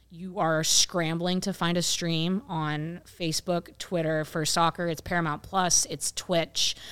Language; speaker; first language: English; native; English